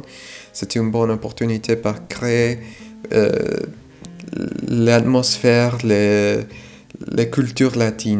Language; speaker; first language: French; non-native, fluent; Spanish